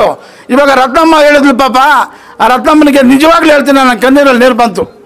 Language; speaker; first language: Kannada; native; Kannada